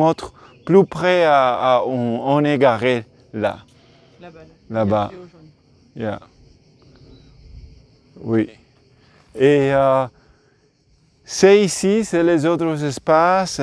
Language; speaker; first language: French; non-native, learner; English